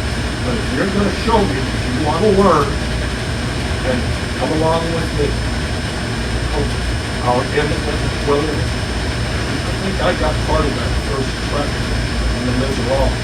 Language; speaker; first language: English; native; English